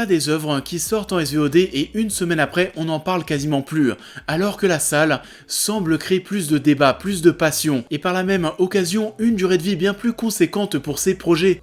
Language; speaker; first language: French; native; French